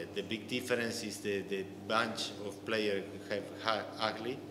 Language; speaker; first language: English; non-native, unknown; Arabic